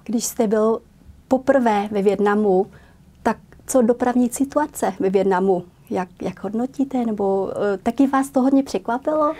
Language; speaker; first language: Czech; non-native, fluent; Vietnamese